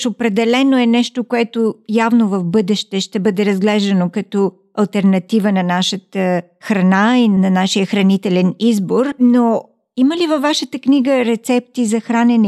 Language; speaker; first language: Bulgarian; native; Bulgarian